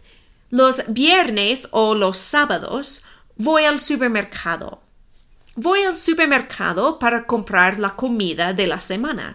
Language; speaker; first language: Spanish; non-native, fluent; English